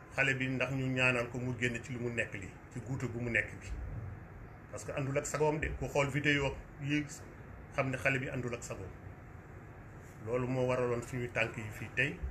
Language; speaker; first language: Wolof; non-native, local second language; Fula